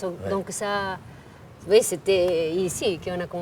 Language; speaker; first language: French; non-native, fluent; Spanish